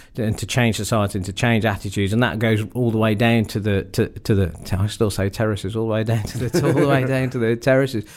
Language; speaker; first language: English; native; English